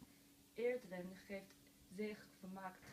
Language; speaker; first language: Dutch; non-native, learner; Chinese